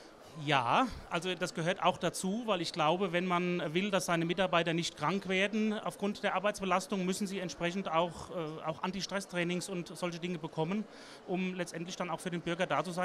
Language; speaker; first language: German; native; German